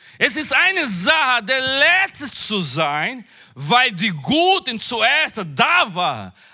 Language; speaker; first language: German; non-native, learner; Portuguese